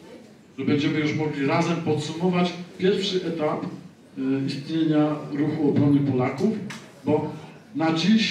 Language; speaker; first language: Polish; native; Polish